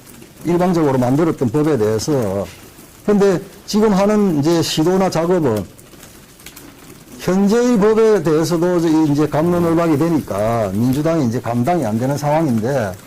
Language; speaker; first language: Korean; native; Korean